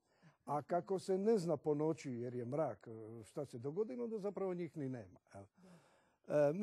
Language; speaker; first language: Croatian; native; Croatian